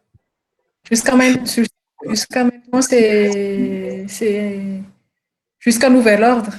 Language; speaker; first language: French; non-native, local second language; Malagasy